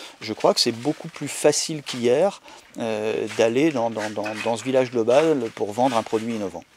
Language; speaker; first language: French; native; French